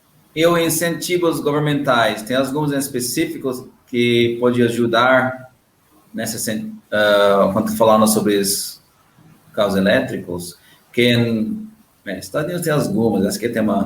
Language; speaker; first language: Portuguese; non-native, learner; English